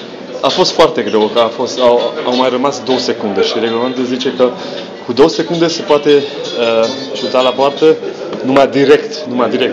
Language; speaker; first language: Romanian; non-native, local second language; Hungarian